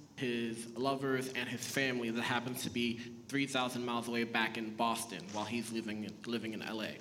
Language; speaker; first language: English; early bilingual, other home language; Haitian Creole